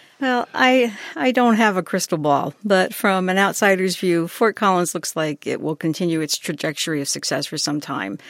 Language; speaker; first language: English; native; English